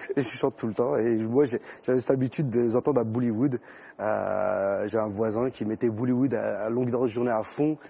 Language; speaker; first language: French; early bilingual, other home language; Arabic